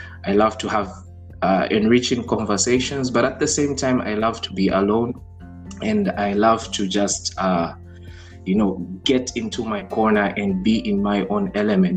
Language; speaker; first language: English; non-native, local second language; Bemba